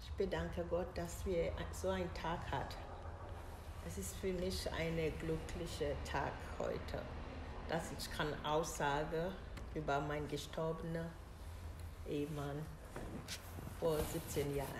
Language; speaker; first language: German; non-native, learner; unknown